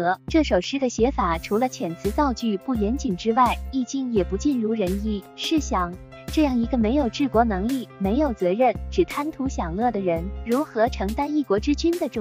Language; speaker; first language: Chinese; native; Chinese